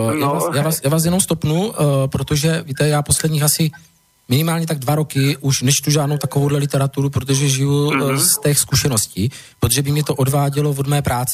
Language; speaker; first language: Czech; native; Czech